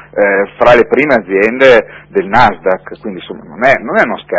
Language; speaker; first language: Italian; native; Italian